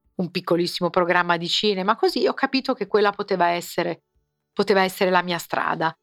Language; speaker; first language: Italian; native; Italian